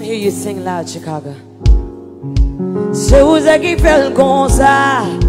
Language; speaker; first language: English; native; English